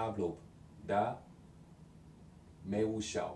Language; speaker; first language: Georgian; non-native, learner; English